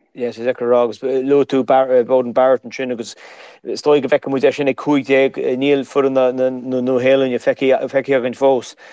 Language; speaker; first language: Irish; native; Irish